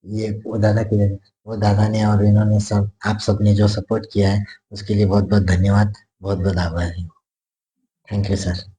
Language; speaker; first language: Hindi; non-native, local second language; Marathi